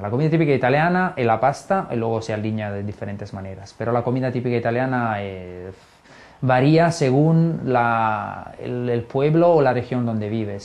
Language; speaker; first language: Spanish; non-native, fluent; Italian